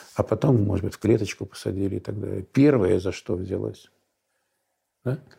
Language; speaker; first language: Russian; native; Russian